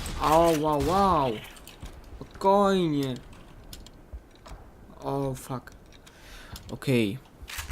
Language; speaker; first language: Polish; native; Polish